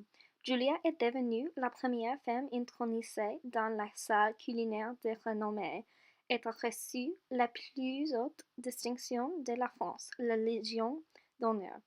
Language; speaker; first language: French; non-native, learner; English